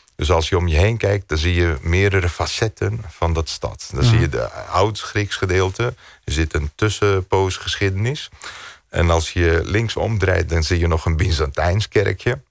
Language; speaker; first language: Dutch; non-native, fluent; Greek